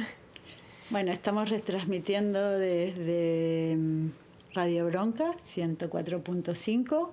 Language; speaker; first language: Spanish; native; Spanish